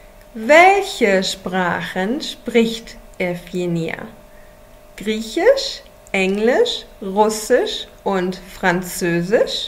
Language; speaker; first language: German; non-native, fluent; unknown